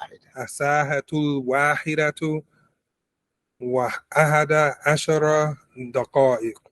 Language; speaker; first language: Arabic; non-native, learner; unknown